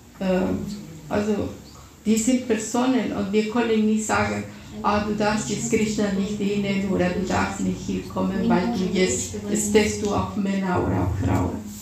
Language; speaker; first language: German; non-native, fluent; Russian